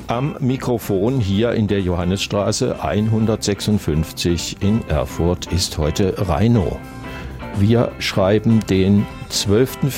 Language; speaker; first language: German; native; German